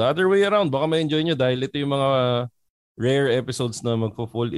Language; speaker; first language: English; non-native, local second language; Filipino